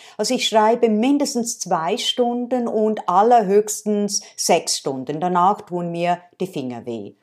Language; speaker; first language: German; native; German